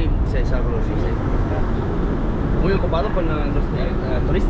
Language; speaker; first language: Spanish; non-native, learner; English